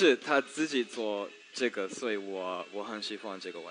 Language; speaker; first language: Chinese; non-native, learner; English